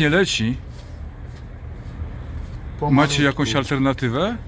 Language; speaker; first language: Polish; native; Polish